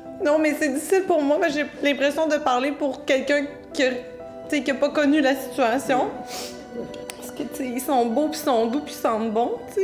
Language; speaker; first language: French; native; French